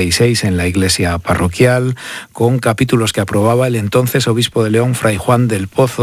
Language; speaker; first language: Spanish; native; Spanish